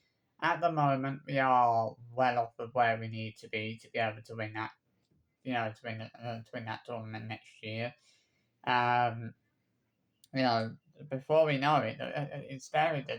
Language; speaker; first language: English; native; English